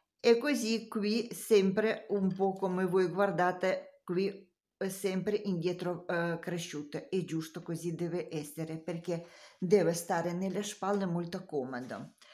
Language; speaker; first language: Italian; non-native, learner; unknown